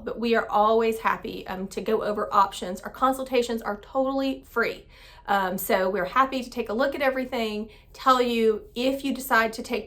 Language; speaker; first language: English; native; English